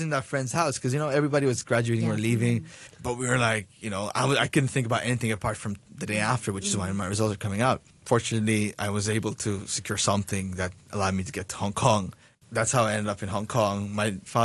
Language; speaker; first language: English; non-native, local second language; Bangla